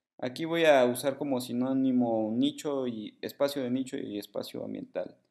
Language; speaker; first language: Spanish; native; Spanish